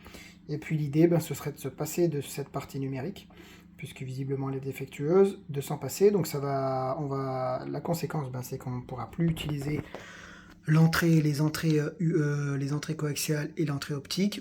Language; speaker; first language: French; native; French